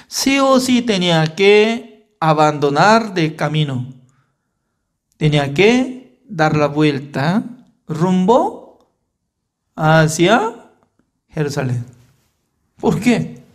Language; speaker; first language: Spanish; non-native, fluent; Korean